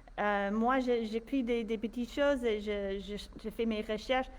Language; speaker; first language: French; non-native, fluent; English